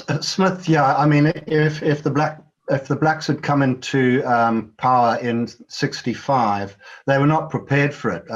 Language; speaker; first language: English; native; English